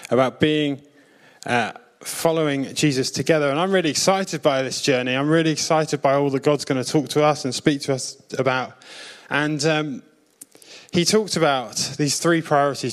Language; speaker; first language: English; native; English